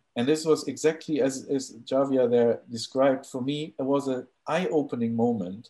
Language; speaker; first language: English; non-native, fluent; German